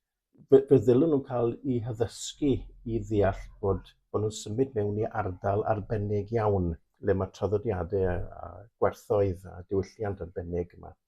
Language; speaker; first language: Welsh; native; Welsh